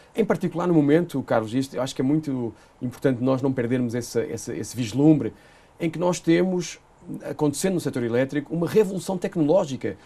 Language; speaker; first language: Portuguese; native; Portuguese